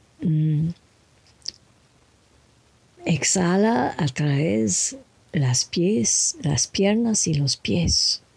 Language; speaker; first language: Spanish; non-native, learner; English